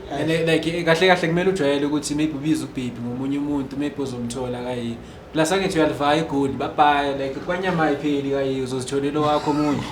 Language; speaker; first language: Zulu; non-native, local second language; Xhosa